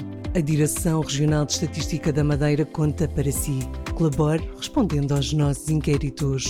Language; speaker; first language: Portuguese; native; Portuguese